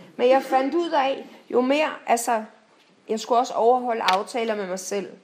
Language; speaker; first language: Danish; native; Danish